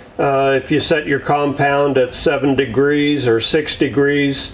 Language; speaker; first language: English; native; English